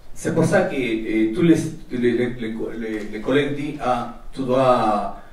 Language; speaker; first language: French; non-native, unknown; Spanish